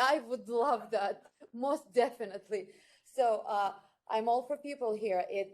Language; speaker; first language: English; non-native, fluent; Ukrainian